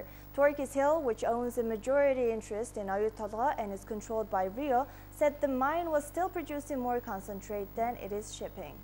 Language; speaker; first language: English; non-native, fluent; Mongolian